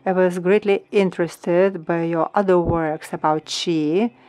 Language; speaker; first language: English; non-native, fluent; Lithuanian